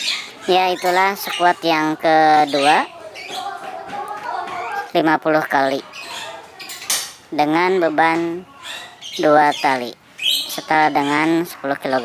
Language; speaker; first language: Indonesian; native; Indonesian